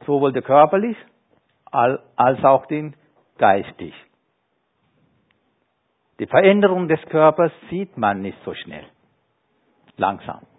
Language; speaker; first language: German; non-native, fluent; Sinhala